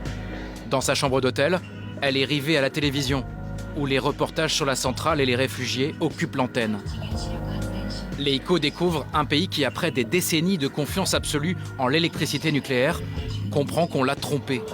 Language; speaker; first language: French; native; French